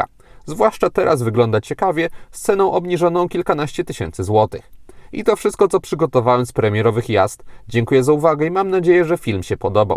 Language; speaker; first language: Polish; native; Polish